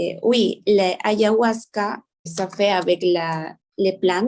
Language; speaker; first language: French; non-native, learner; Spanish